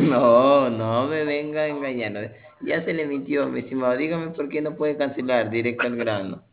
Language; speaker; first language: Spanish; native; Spanish